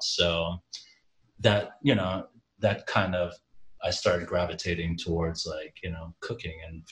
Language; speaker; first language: English; early bilingual, other home language; Jamaican Creole English